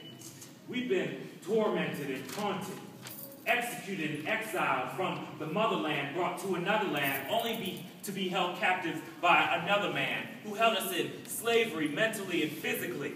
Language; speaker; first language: English; native; English